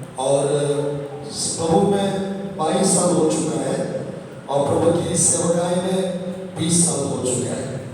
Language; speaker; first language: Hindi; non-native, local second language; Telugu